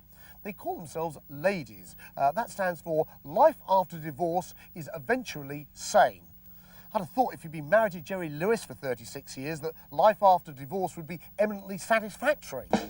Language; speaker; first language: English; native; English